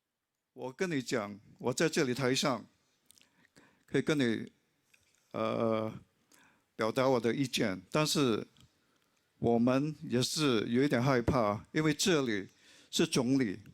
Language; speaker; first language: Chinese; non-native, local second language; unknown